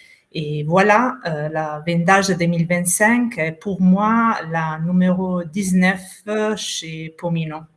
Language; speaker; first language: French; non-native, fluent; Italian